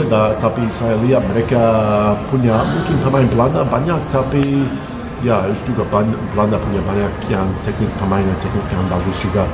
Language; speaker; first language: Indonesian; non-native, fluent; English